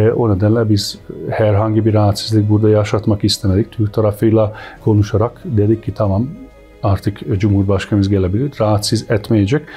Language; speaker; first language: Turkish; non-native, fluent; Hungarian